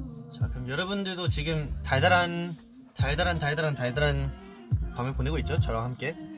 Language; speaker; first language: Korean; early bilingual, heritage; Korean